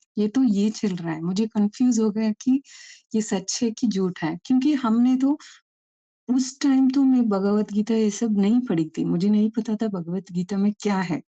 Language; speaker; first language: Hindi; non-native, local second language; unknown